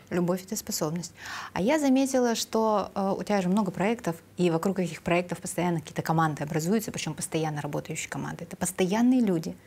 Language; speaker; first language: Russian; native; Russian